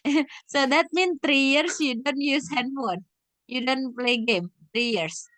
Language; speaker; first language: English; non-native, fluent; Indonesian